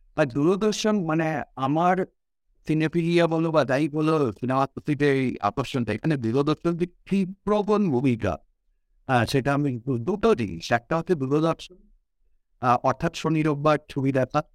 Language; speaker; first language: Bangla; native; Bangla